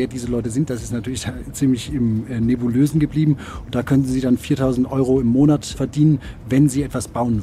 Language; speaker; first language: German; native; German